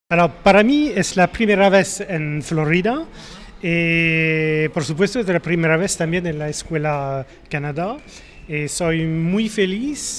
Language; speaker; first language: Spanish; non-native, learner; French